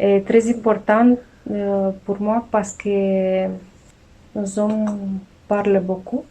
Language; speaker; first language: French; non-native, learner; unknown